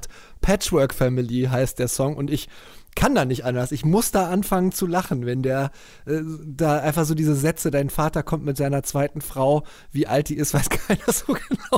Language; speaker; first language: German; native; German